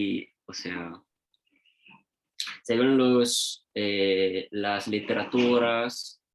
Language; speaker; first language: Spanish; non-native, learner; Japanese